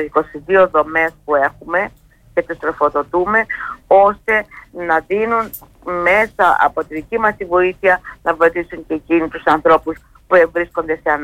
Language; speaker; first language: Greek; native; Greek